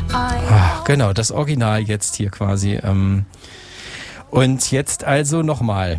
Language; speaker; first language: German; native; German